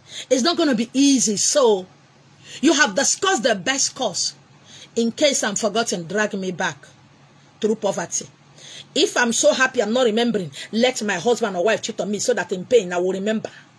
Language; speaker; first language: English; non-native, local second language; Igbo